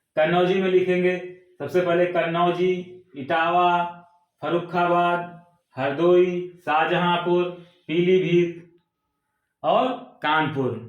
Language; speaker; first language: Hindi; native; Hindi